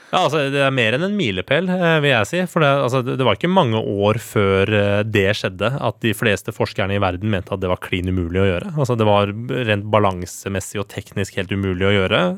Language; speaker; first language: Norwegian; early bilingual, other home language; Persian